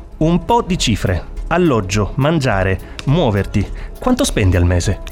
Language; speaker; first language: Italian; native; Italian